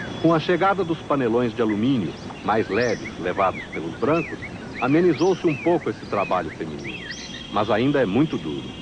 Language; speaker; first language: Portuguese; native; Portuguese